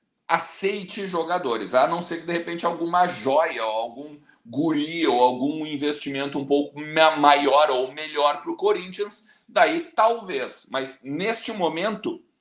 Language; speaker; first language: Portuguese; native; Portuguese